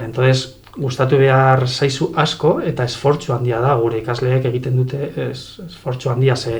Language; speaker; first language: Basque; non-native, local second language; Spanish